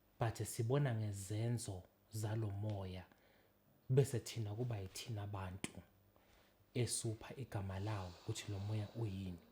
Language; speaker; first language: Zulu; native; Zulu